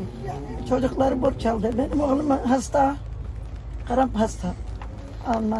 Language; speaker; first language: Turkish; non-native, local second language; Arabic